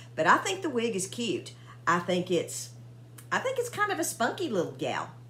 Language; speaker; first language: English; native; English